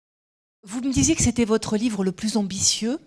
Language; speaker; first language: French; native; French